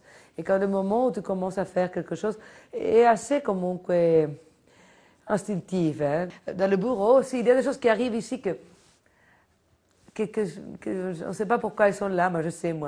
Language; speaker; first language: French; non-native, fluent; Spanish